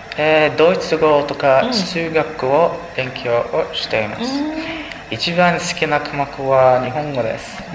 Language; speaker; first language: Japanese; non-native, learner; English